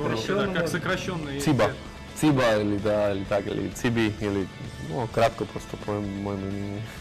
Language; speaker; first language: Russian; non-native, learner; Slovak